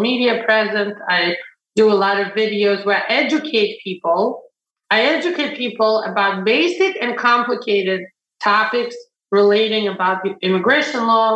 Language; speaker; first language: English; early bilingual, other home language; Ukrainian